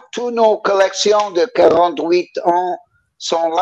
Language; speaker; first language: French; non-native, learner; English